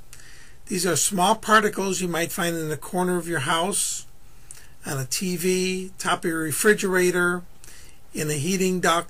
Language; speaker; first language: English; native; English